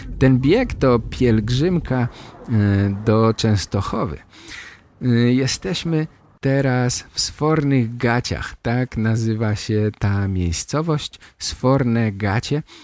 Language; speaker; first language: Polish; native; Polish